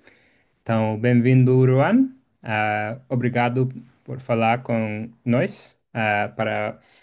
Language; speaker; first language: Portuguese; non-native, fluent; English